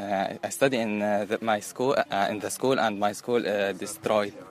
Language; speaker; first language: English; non-native, learner; Arabic